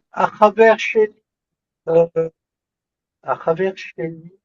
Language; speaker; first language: Hebrew; non-native, learner; French